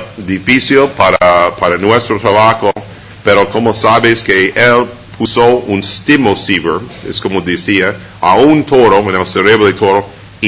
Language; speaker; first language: Spanish; non-native, fluent; English